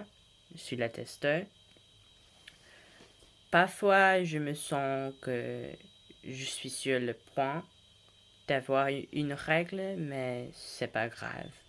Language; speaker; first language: French; non-native, learner; English